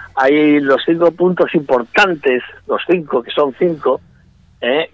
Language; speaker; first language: Spanish; native; Spanish